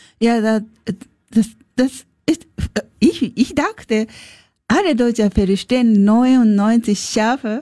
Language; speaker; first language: German; non-native, learner; Japanese